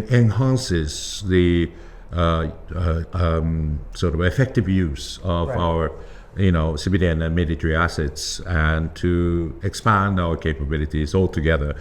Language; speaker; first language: English; non-native, fluent; Japanese